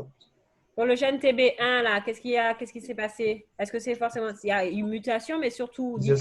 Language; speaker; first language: French; native; French